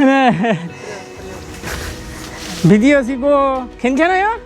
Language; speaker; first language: Korean; non-native, learner; Bangla